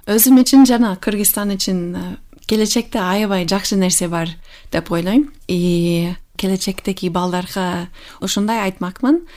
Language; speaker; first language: Kyrgyz; non-native, fluent; English